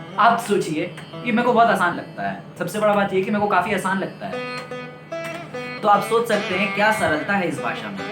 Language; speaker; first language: Hindi; native; Hindi